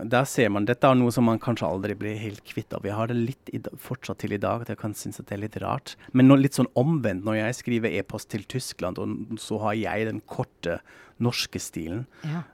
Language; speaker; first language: Norwegian; non-native, fluent; German